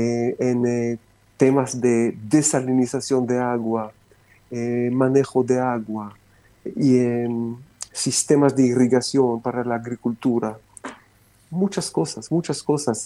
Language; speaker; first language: Spanish; non-native, fluent; Romanian